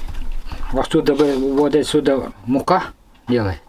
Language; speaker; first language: Russian; non-native, local second language; Yakut